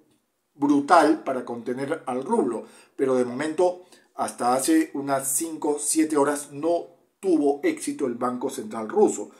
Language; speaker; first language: Spanish; native; Spanish